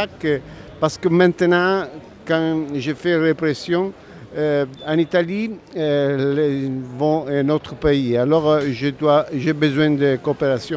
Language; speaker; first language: French; non-native, learner; Italian